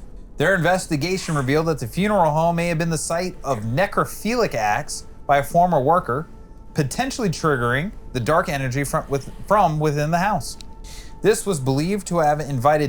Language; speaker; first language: English; native; English